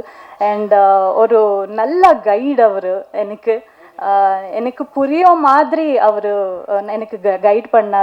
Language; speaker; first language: Tamil; non-native, local second language; Kannada